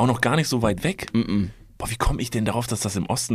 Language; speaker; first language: German; native; German